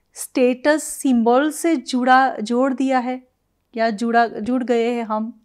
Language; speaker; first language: Hindi; non-native, local second language; Gujarati